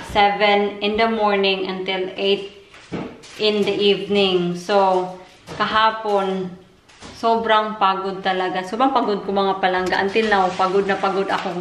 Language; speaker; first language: Filipino; native; Filipino